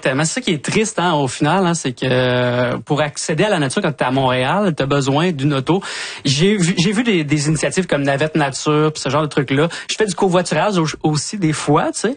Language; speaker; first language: French; native; French